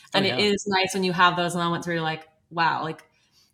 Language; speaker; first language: English; native; English